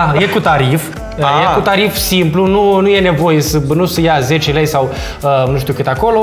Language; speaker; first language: Romanian; native; Romanian